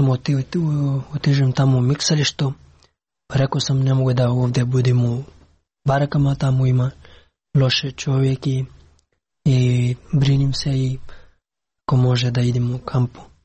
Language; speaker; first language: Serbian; non-native, learner; Pashto